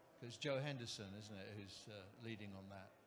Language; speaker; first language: English; native; English